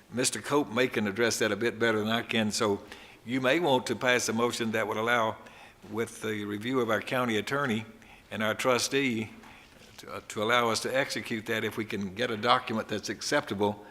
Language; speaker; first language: English; native; English